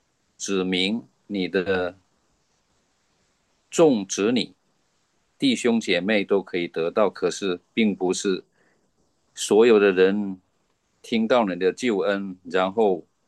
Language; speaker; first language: Chinese; native; Chinese